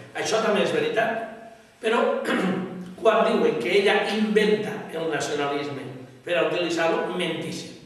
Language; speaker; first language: Catalan; native; Catalan